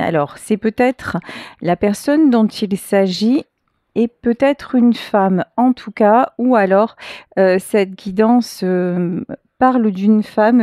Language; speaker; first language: French; native; French